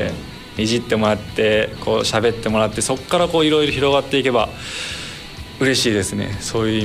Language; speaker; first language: Japanese; native; Japanese